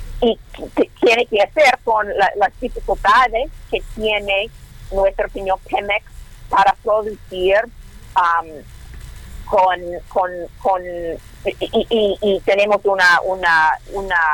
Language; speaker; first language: Spanish; non-native, learner; English